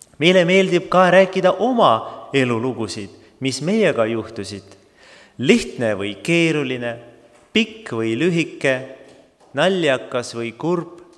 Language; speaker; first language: Estonian; non-native, local second language; Russian